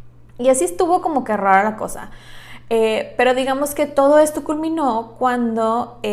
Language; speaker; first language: Spanish; native; Spanish